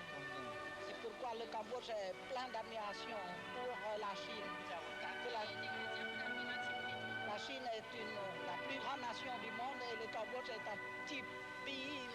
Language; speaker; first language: French; non-native, local second language; Khmer